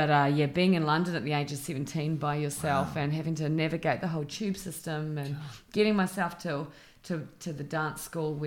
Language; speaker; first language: English; native; English